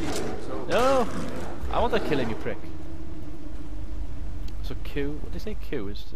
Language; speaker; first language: English; native; English